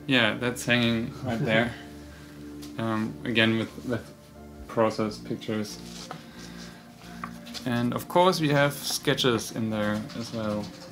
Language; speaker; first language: English; non-native, fluent; German